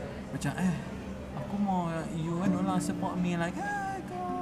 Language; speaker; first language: English; non-native, local second language; Malay